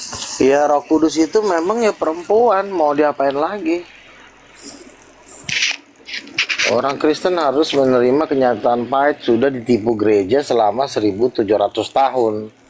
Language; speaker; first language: Malay; native; Malay